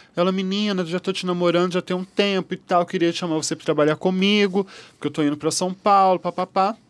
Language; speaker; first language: Portuguese; native; Portuguese